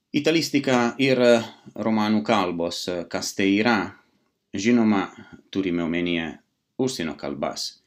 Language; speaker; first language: Lithuanian; non-native, fluent; Italian